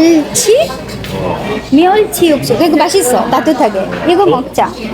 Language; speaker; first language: Korean; non-native, learner; Bangla